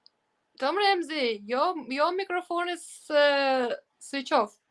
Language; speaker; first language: English; non-native, learner; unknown